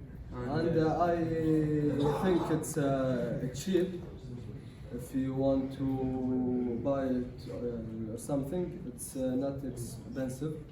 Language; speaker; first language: English; non-native, learner; Arabic